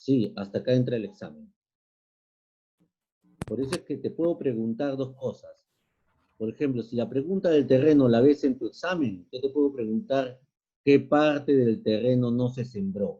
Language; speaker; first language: Spanish; native; Spanish